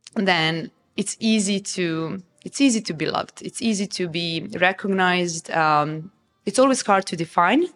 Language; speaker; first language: English; non-native, fluent; Serbian